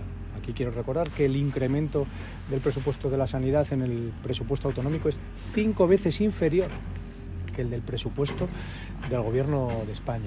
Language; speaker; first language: Spanish; native; Spanish